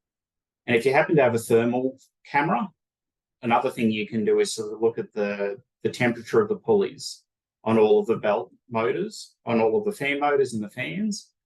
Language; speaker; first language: English; native; English